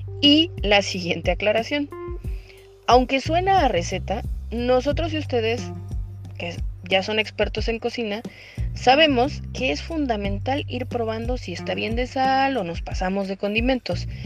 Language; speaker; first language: Spanish; native; Spanish